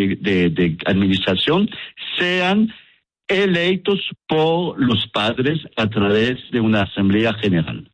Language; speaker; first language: Spanish; non-native, fluent; French